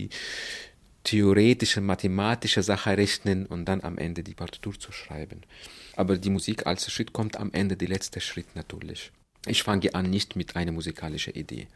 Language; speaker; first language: German; non-native, fluent; Arabic